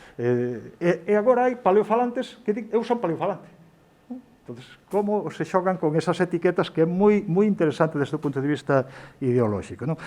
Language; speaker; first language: Galician; native; Galician